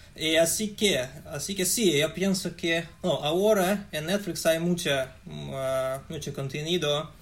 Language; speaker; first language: Spanish; non-native, fluent; Russian